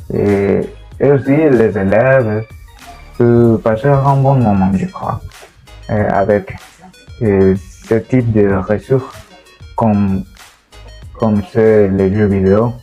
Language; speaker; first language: French; non-native, learner; Spanish